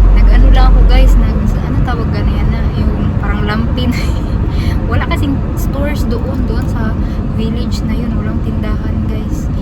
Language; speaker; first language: Filipino; non-native, local second language; Cebuano